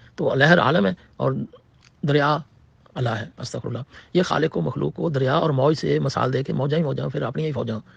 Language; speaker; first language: Urdu; non-native, local second language; Punjabi